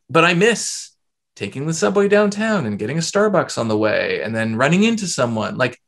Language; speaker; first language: English; native; English